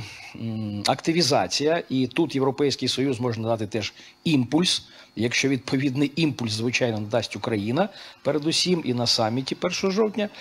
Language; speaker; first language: Ukrainian; native; Ukrainian